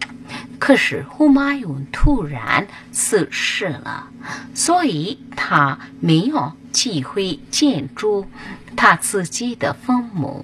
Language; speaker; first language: Chinese; non-native, fluent; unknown